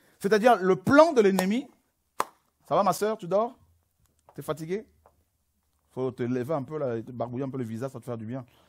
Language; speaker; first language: French; non-native, local second language; Lingala